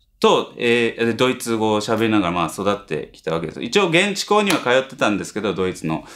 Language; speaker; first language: Japanese; early bilingual, heritage; Japanese